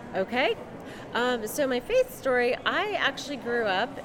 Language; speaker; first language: English; native; English